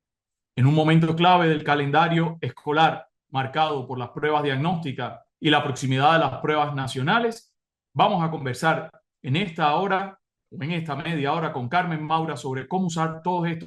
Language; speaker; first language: Spanish; native; Spanish